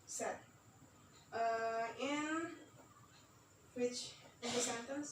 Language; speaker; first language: English; non-native, learner; Indonesian